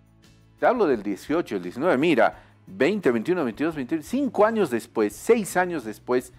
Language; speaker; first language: Spanish; native; Spanish